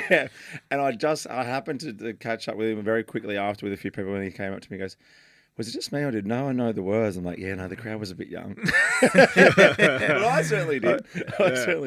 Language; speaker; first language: English; native; English